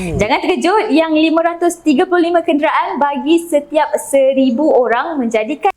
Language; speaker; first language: Malay; native; Malay